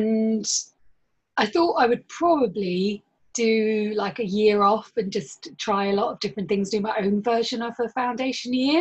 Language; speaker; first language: English; native; English